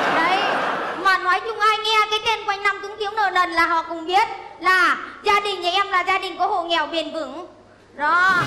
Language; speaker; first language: Vietnamese; non-native, local second language; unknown